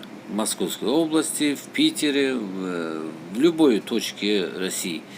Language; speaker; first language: Russian; non-native, learner; Tajik